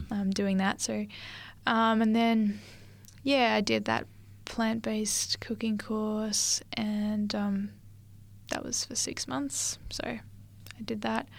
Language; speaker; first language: English; native; English